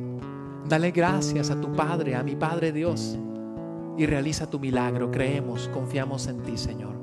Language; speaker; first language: Spanish; native; Spanish